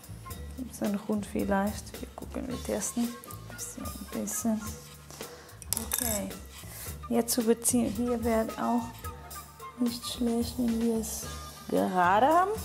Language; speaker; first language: German; non-native, fluent; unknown